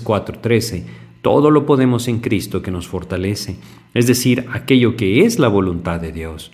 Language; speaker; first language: Spanish; native; Spanish